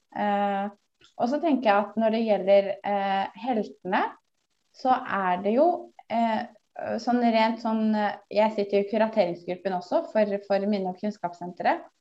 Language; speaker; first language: Norwegian; early bilingual, other home language; Somali